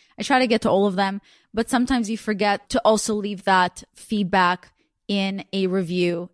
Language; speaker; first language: English; early bilingual, other home language; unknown